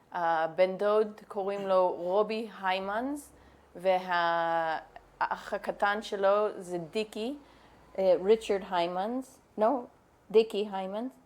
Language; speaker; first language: Hebrew; non-native, fluent; English